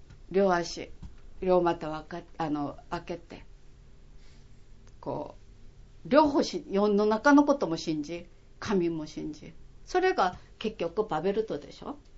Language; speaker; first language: Japanese; non-native, fluent; Korean